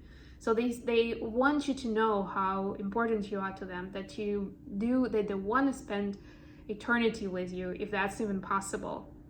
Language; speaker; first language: English; non-native, fluent; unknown